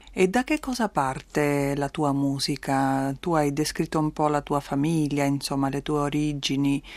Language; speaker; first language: Italian; native; Italian